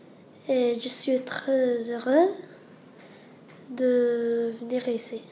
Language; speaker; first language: French; non-native, learner; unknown